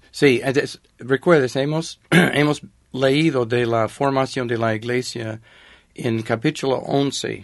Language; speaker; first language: Spanish; non-native, fluent; English